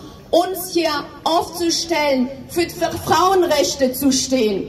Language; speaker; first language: German; non-native, fluent; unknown